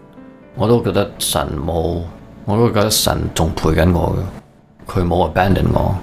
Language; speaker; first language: Cantonese; early bilingual, heritage; Cantonese